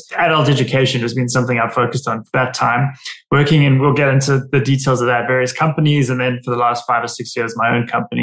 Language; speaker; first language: English; native; English